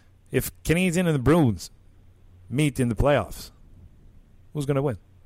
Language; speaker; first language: English; non-native, fluent; French